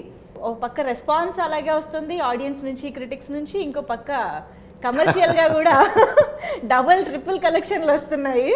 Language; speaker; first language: Telugu; native; Telugu